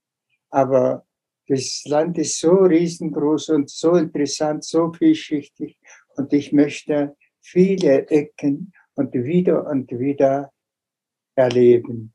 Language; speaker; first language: German; non-native, fluent; Tuvinian